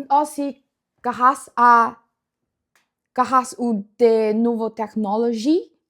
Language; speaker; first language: French; non-native, learner; Chinese